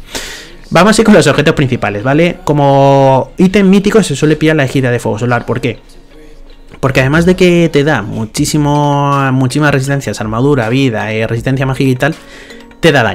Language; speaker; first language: Spanish; native; Spanish